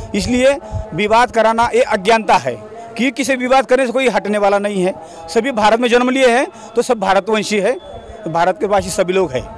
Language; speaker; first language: Hindi; non-native, local second language; Marathi